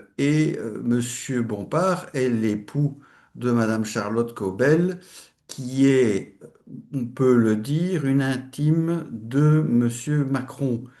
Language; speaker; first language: French; native; French